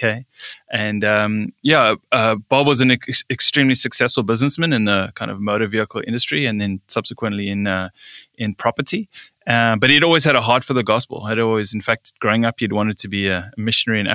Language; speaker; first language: English; native; English